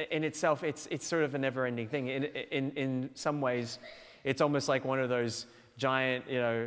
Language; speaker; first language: English; native; English